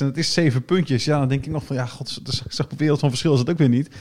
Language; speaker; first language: Dutch; native; Dutch